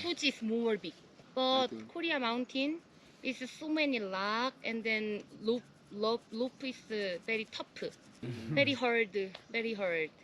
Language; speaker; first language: English; non-native, learner; Korean